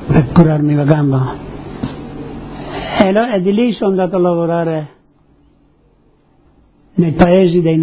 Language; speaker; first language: Italian; non-native, local second language; Friulian